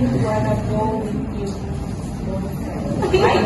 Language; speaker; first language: English; non-native, learner; Indonesian